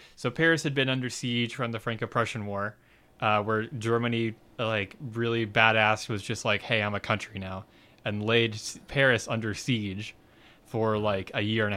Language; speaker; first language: English; native; English